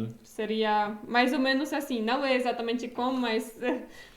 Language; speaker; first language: Portuguese; non-native, fluent; Polish